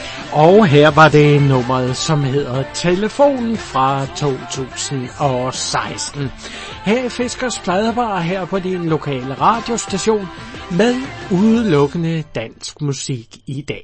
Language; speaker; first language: Danish; native; Danish